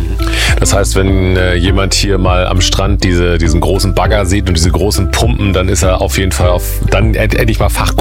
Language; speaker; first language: German; native; German